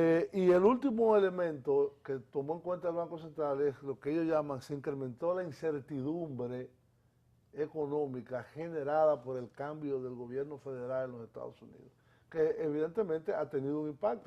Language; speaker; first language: Spanish; native; Spanish